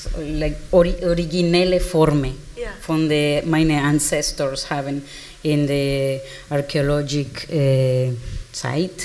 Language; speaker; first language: German; non-native, learner; Spanish